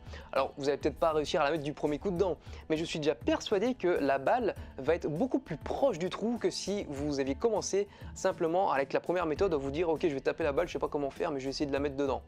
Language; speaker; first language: French; native; French